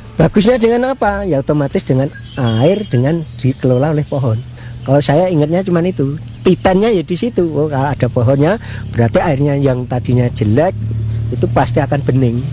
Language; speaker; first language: Indonesian; non-native, local second language; Javanese